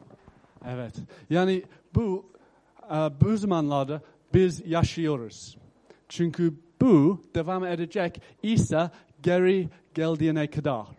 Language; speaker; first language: Turkish; non-native, fluent; English